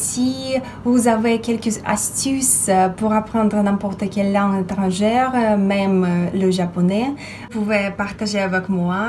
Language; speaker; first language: French; non-native, fluent; Russian